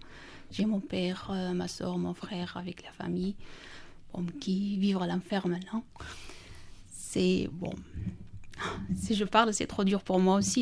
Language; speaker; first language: French; non-native, learner; Kurdish